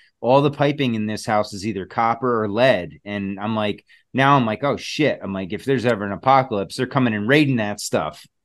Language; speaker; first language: English; native; English